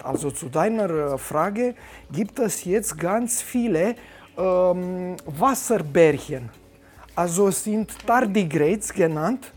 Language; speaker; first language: German; non-native, fluent; Romanian